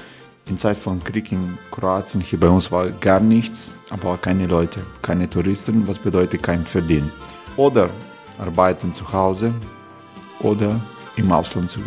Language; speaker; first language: German; non-native, fluent; Croatian